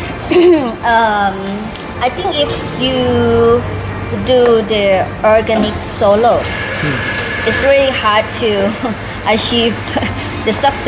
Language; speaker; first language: English; non-native, learner; Thai